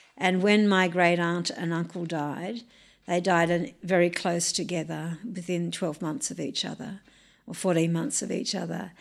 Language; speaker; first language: English; native; English